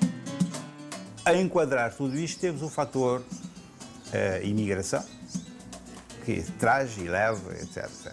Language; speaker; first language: Portuguese; non-native, local second language; Kabuverdianu